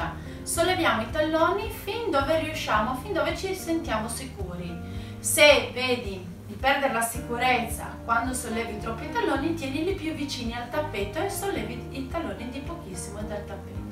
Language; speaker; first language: Italian; native; Italian